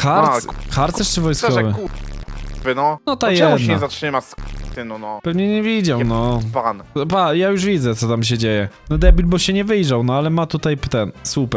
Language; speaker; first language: Polish; native; Polish